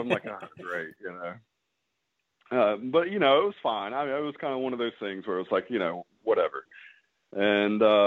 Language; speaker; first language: English; native; English